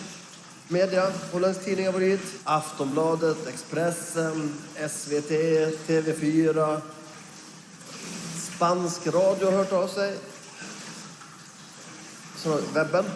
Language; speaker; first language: Swedish; native; Swedish